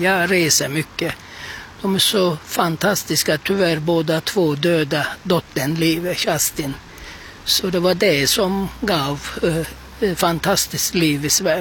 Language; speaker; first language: Swedish; non-native, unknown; Turkish